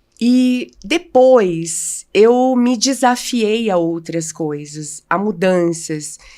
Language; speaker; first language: Portuguese; native; Portuguese